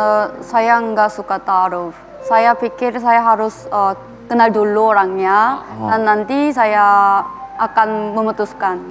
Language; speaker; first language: Indonesian; non-native, fluent; Korean